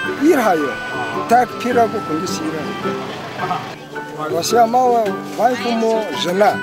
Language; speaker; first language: Korean; early bilingual, heritage; Russian